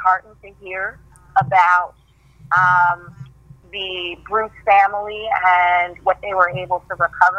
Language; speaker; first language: English; native; English